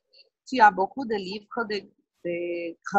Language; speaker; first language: French; non-native, learner; Portuguese